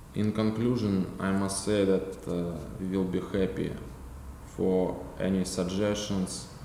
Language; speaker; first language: English; non-native, fluent; Russian